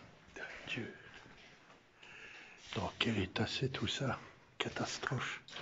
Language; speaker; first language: French; native; French